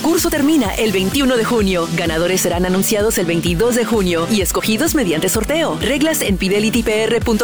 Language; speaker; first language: Spanish; native; Spanish